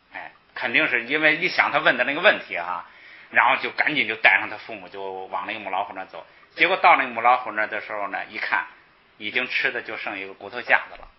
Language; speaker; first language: Chinese; native; Chinese